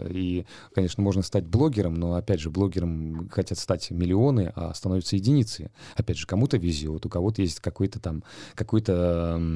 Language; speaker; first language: Russian; native; Russian